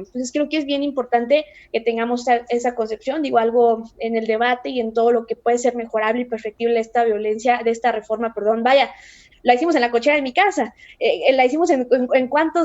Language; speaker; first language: Spanish; native; Spanish